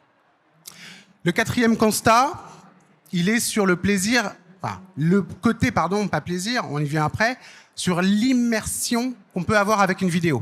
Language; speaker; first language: French; native; French